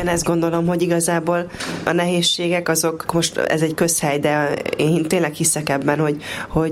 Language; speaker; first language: Hungarian; native; Hungarian